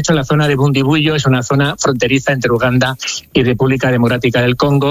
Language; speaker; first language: Spanish; native; Spanish